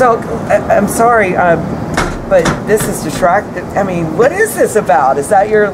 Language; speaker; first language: English; native; English